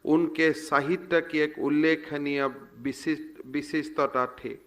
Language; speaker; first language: Hindi; non-native, local second language; Assamese